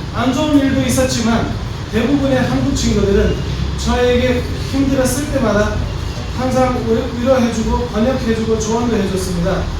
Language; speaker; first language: Korean; non-native, fluent; Nepali